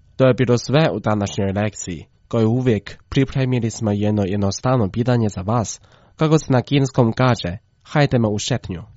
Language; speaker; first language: Croatian; non-native, fluent; Chinese